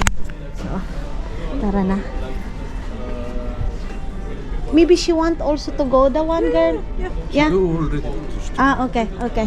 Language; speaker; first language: English; non-native, learner; Filipino